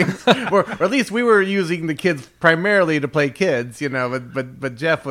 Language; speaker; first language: English; native; English